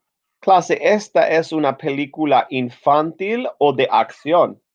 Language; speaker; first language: Spanish; non-native, fluent; English